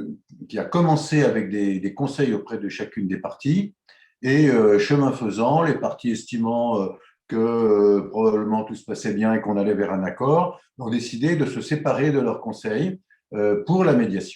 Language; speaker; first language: French; native; French